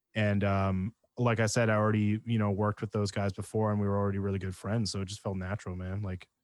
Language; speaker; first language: English; native; English